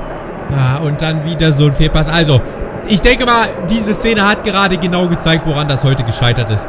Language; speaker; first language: German; native; German